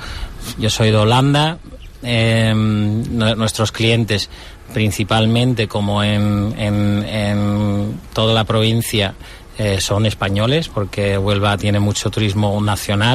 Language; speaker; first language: Spanish; non-native, fluent; Dutch